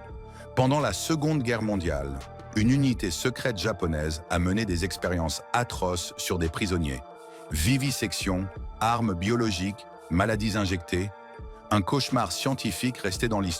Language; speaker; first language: French; native; French